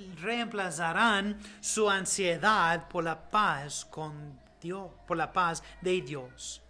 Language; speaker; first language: Spanish; non-native, learner; English